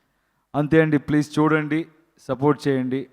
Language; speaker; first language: Telugu; non-native, learner; Kannada